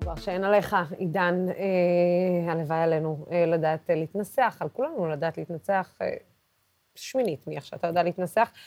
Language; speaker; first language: Hebrew; non-native, local second language; Arabic